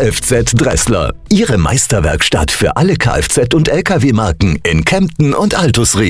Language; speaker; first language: German; native; German